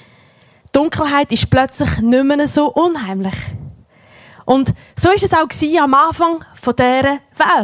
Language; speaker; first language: German; native; German